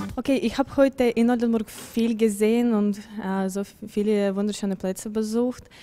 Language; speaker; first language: German; non-native, fluent; Russian